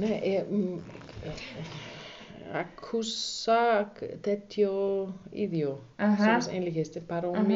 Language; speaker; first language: Greek; non-native, learner; German